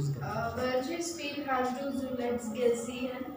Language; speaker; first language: German; non-native, learner; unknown